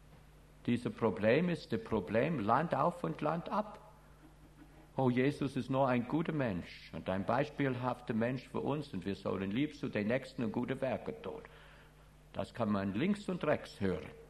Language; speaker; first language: German; non-native, fluent; English